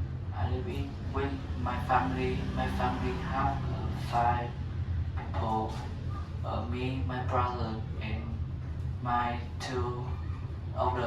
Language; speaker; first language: English; non-native, learner; Vietnamese